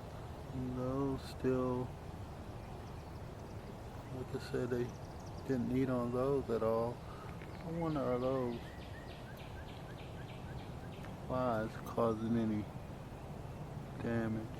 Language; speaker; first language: English; native; English